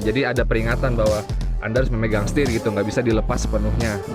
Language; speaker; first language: Indonesian; native; Indonesian